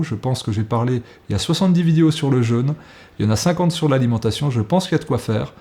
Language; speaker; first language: French; native; French